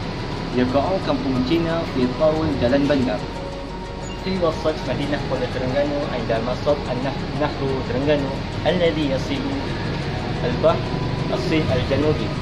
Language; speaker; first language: Arabic; non-native, learner; Malay